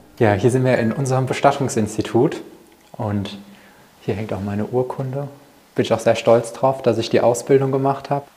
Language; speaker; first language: German; native; German